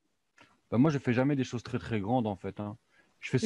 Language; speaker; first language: French; native; French